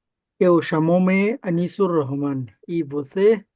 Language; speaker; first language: Portuguese; non-native, learner; Bangla